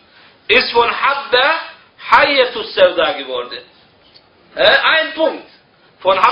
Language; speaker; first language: German; non-native, fluent; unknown